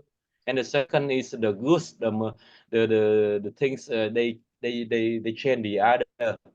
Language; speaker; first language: English; non-native, learner; Vietnamese